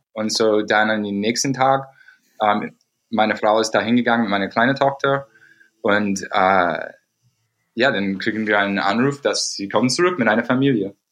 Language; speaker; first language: German; non-native, fluent; English